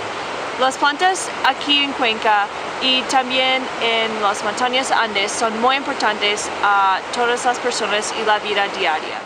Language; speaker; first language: Spanish; non-native, learner; English